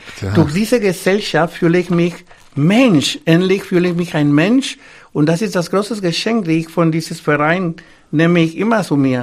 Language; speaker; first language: German; non-native, fluent; Spanish